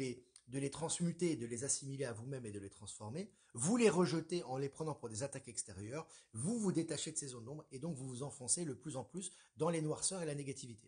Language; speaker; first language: French; native; French